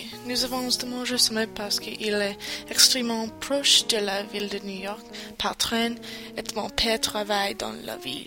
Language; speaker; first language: French; non-native, learner; English